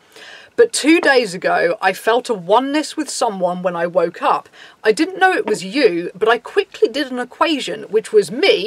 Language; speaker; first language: English; native; English